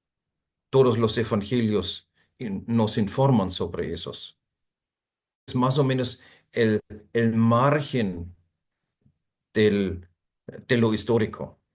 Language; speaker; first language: Spanish; non-native, fluent; German